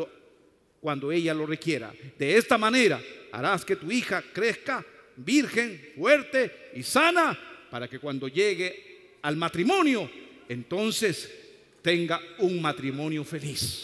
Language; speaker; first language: Spanish; native; Spanish